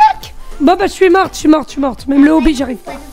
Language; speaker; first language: French; native; French